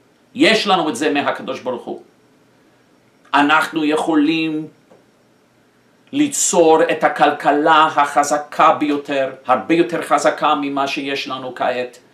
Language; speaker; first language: Hebrew; non-native, fluent; English